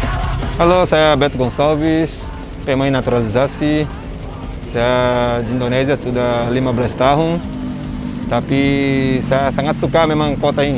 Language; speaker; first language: Indonesian; non-native, fluent; Portuguese